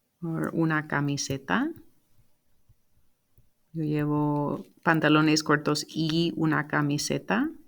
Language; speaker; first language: Spanish; non-native, fluent; English